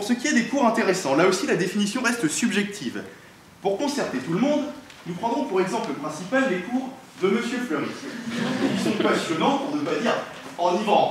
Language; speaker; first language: French; native; French